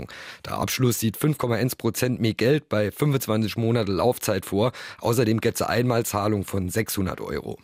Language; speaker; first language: German; native; German